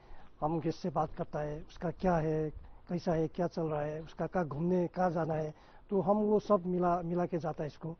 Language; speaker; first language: Hindi; non-native, local second language; Nepali